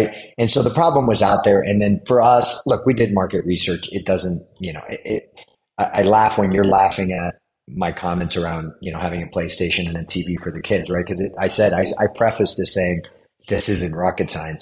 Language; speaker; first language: English; native; English